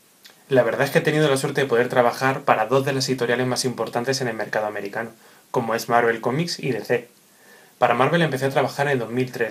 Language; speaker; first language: Spanish; native; Spanish